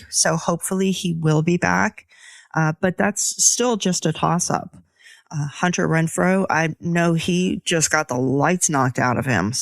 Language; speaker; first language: English; native; English